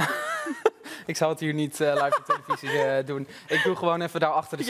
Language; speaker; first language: Dutch; native; Dutch